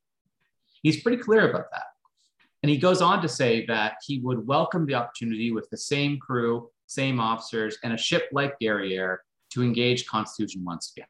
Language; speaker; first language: English; native; English